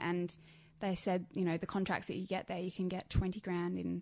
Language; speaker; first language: English; native; English